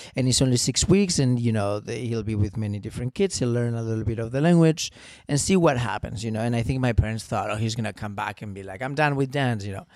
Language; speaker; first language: English; non-native, fluent; Spanish